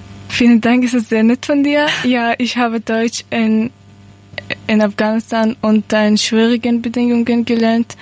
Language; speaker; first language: German; non-native, learner; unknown